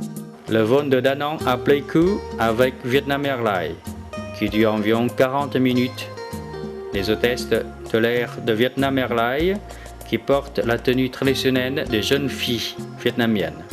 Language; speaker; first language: French; non-native, fluent; Vietnamese